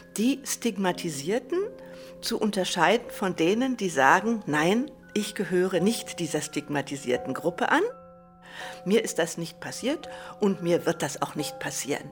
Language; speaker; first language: German; native; German